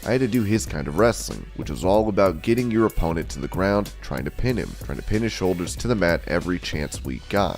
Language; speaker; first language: English; native; English